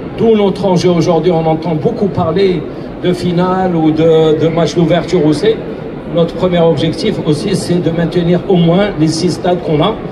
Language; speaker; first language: French; non-native, local second language; Arabic